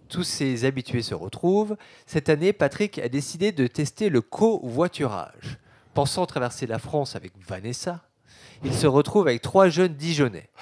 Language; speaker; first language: French; native; French